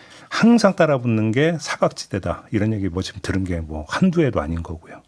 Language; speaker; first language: Korean; native; Korean